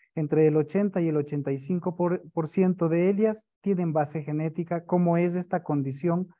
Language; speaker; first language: Spanish; native; Spanish